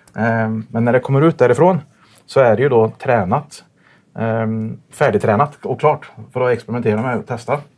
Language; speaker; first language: Swedish; native; Swedish